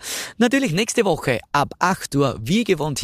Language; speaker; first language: German; native; German